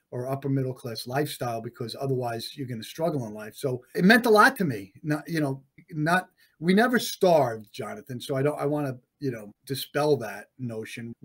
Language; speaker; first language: English; native; English